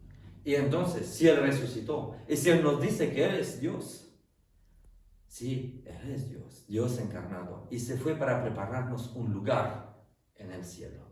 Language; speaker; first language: Spanish; non-native, fluent; French